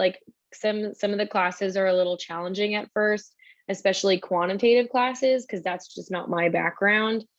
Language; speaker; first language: English; native; English